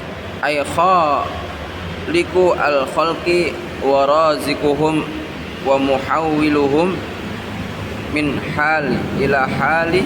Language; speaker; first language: Arabic; non-native, learner; Indonesian